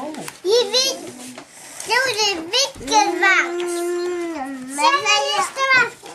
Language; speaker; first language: Icelandic; non-native, local second language; Dutch